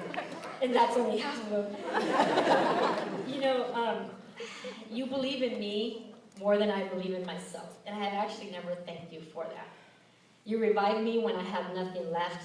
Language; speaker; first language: English; early bilingual, other home language; Spanish